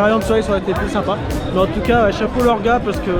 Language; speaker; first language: French; native; French